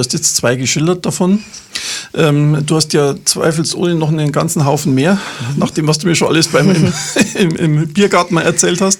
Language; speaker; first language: German; native; German